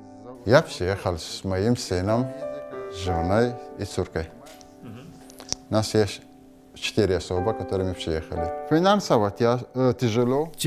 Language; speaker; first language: Polish; non-native, learner; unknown